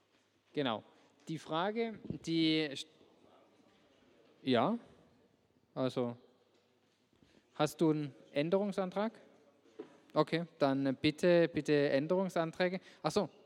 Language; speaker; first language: German; native; German